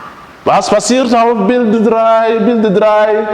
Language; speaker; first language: German; non-native, fluent; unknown